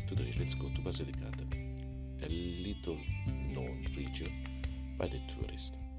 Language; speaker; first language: English; non-native, fluent; Italian